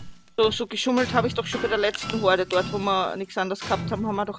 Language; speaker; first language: German; native; German